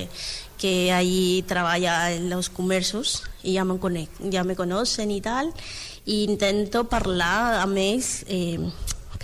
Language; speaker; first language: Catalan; non-native, learner; Spanish